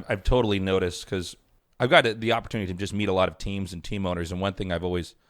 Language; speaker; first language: English; native; English